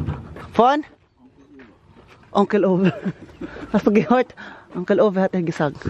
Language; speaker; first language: German; non-native, learner; Filipino